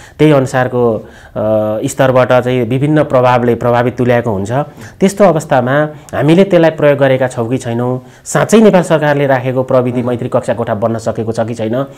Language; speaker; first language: Nepali; native; Nepali